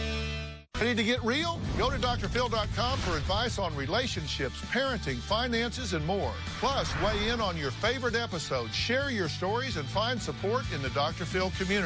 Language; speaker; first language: English; native; English